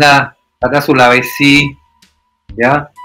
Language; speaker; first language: Indonesian; non-native, fluent; Hebrew